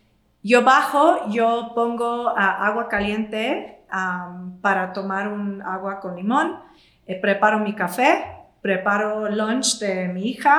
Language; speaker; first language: Spanish; non-native, fluent; English